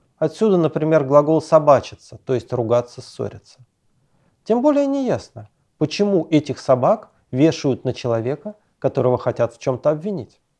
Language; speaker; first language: Russian; native; Russian